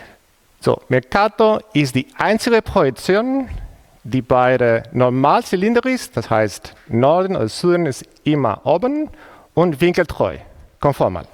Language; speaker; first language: German; non-native, fluent; Spanish